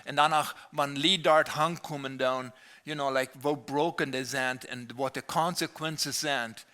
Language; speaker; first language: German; non-native, learner; Low German